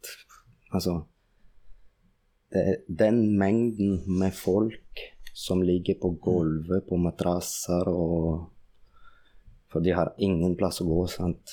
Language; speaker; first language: Norwegian; non-native, fluent; Russian